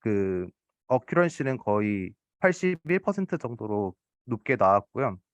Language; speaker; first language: Korean; native; Korean